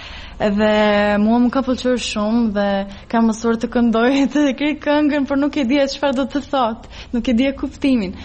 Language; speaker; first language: Albanian; non-native, fluent; Serbian